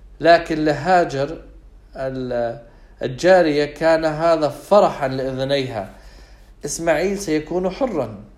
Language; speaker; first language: Arabic; non-native, fluent; English